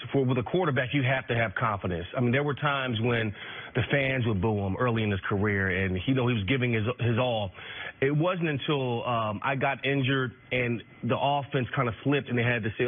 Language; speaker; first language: English; native; English